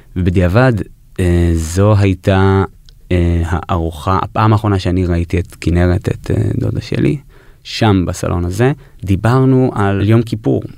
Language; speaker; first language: Hebrew; early bilingual, heritage; Hebrew